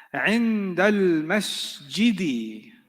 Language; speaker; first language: Arabic; non-native, fluent; English